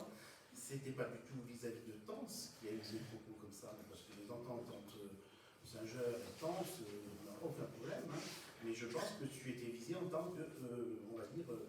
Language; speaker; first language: French; native; French